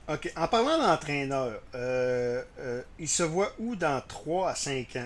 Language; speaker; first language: French; native; French